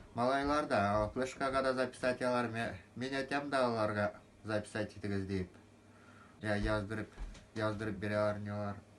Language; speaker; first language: Tatar; non-native, local second language; Udmurt